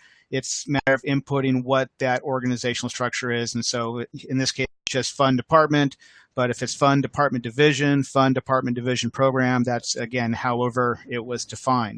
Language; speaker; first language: English; native; English